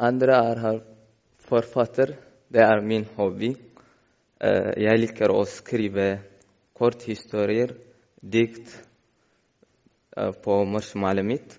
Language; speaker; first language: Norwegian; non-native, learner; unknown